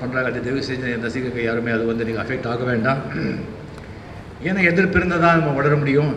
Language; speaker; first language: Tamil; non-native, fluent; Marathi